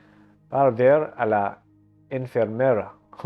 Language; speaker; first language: Spanish; non-native, learner; English